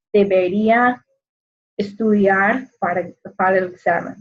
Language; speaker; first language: Spanish; non-native, fluent; English